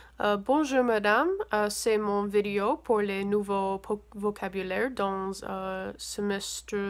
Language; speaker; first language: French; non-native, learner; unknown